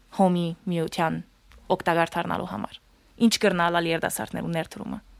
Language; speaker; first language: Armenian; early bilingual, heritage; Armenian